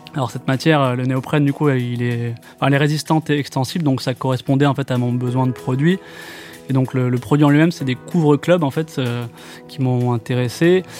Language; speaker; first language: French; native; French